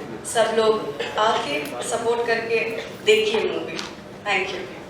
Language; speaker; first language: Hindi; non-native, local second language; Kannada